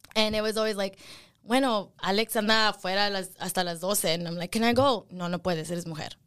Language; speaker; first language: English; early bilingual, other home language; Spanish